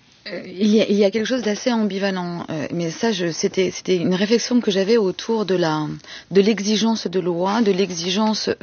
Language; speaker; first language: French; native; French